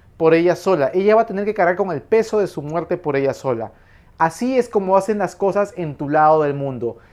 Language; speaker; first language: Spanish; native; Spanish